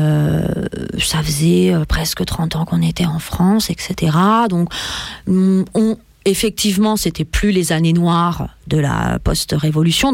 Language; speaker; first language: French; early bilingual, other home language; Persian